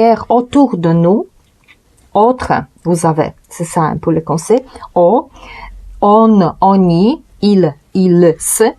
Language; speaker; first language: French; non-native, fluent; Polish